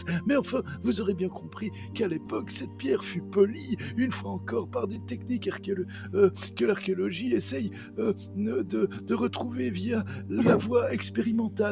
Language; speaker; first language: French; native; French